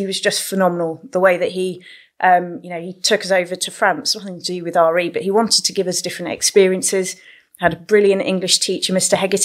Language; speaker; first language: English; native; English